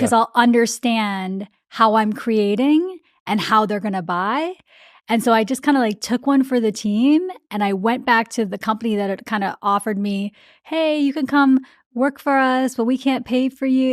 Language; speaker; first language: English; early bilingual, other home language; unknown